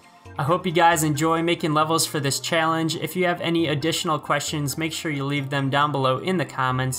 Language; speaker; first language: English; native; English